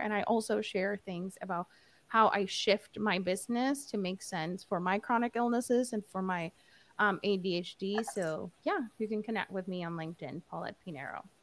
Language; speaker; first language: English; early bilingual, other home language; Spanish